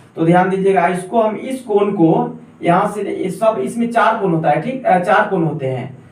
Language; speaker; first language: Hindi; native; Hindi